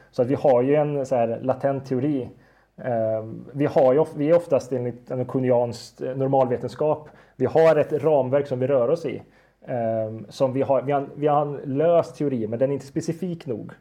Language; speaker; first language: Swedish; native; Swedish